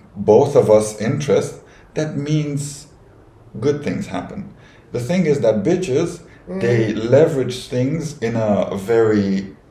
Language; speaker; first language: English; non-native, fluent; Romanian